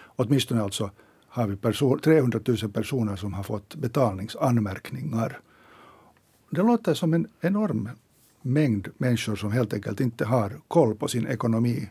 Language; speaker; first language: Swedish; native; Swedish